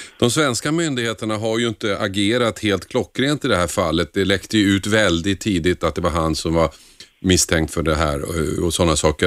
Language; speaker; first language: Swedish; native; Swedish